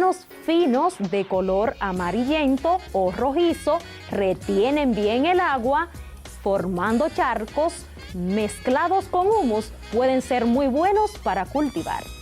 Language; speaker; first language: Spanish; native; Spanish